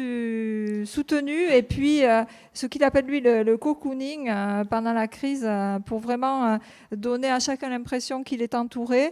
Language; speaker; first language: French; native; French